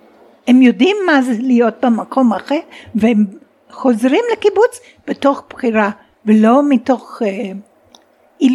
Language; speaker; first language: Hebrew; non-native, fluent; English